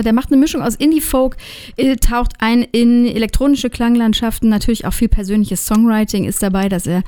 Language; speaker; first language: German; native; German